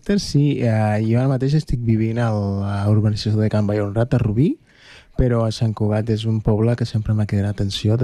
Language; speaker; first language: Catalan; non-native, fluent; Spanish